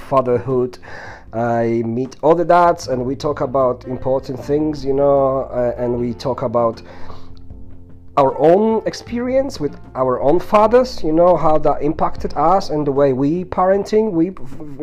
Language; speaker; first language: English; non-native, fluent; Polish